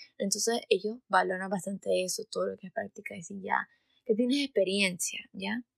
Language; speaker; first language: Spanish; early bilingual, heritage; Spanish